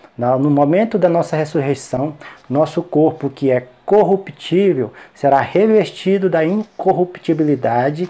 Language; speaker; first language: Portuguese; native; Portuguese